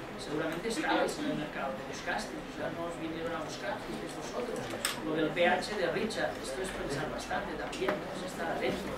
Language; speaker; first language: Spanish; non-native, local second language; Catalan